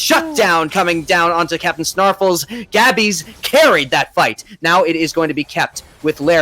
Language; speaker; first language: English; native; English